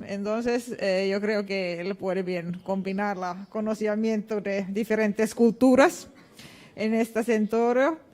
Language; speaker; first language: Spanish; non-native, fluent; Finnish